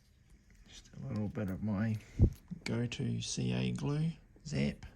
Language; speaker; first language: English; native; English